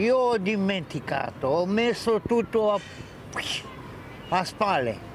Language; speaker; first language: Italian; non-native, learner; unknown